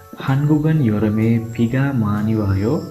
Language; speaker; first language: Korean; non-native, fluent; Sinhala